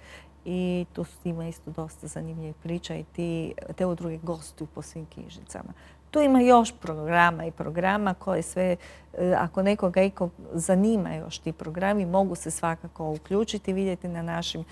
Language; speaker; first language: Croatian; native; Croatian